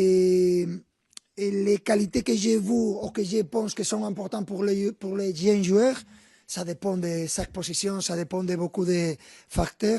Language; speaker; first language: French; non-native, fluent; Spanish